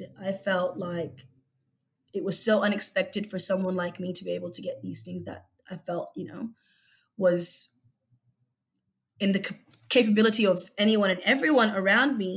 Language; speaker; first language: English; early bilingual, other home language; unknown